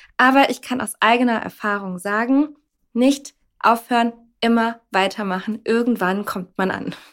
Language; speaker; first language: German; native; German